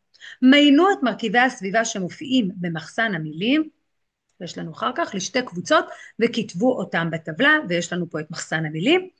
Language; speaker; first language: Hebrew; native; Hebrew